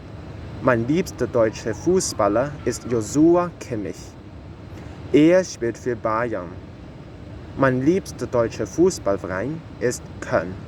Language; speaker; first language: German; non-native, learner; Cantonese